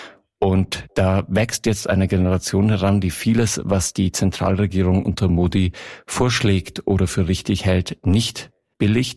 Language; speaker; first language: German; native; German